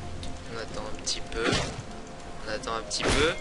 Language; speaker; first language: French; native; French